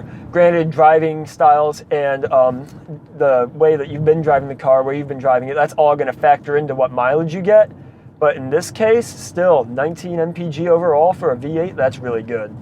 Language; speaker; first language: English; native; English